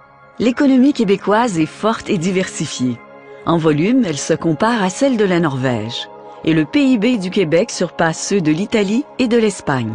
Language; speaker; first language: French; native; French